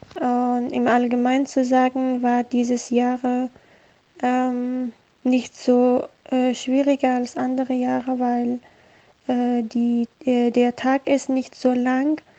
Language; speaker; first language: German; non-native, learner; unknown